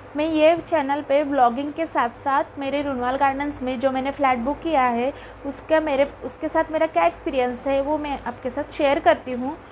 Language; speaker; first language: Hindi; non-native, local second language; Marathi